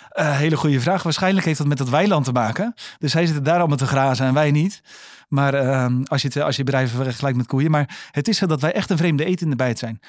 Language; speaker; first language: Dutch; native; Dutch